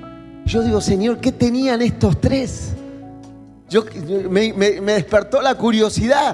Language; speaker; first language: Spanish; native; Spanish